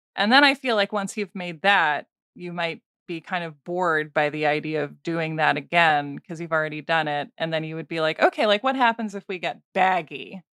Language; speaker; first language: English; native; English